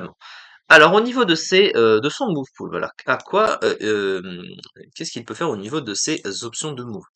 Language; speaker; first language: French; native; French